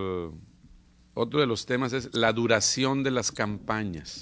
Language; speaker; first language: Spanish; native; Spanish